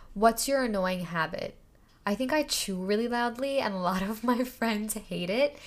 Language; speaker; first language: English; native; English